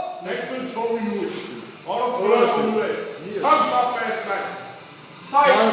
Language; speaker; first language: Danish; native; Danish